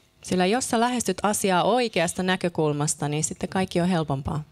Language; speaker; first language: Finnish; native; Finnish